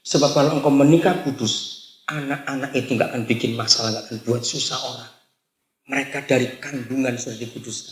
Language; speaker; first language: Indonesian; native; Indonesian